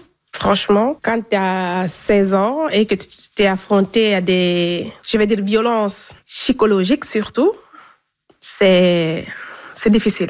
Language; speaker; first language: French; non-native, local second language; Fula